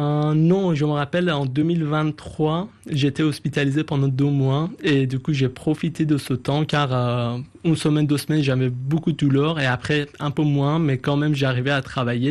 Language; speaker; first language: French; non-native, fluent; Persian